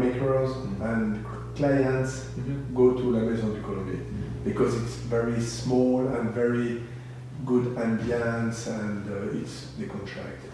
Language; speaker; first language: English; non-native, learner; French